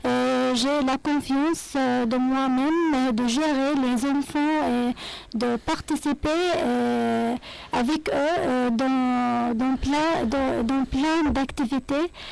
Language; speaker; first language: French; non-native, fluent; Arabic